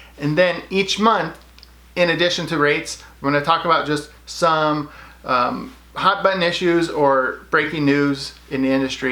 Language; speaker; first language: English; native; English